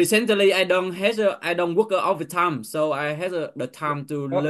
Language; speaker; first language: English; non-native, learner; Vietnamese